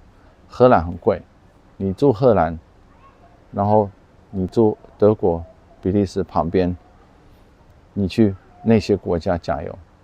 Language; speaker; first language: Chinese; non-native, fluent; Dutch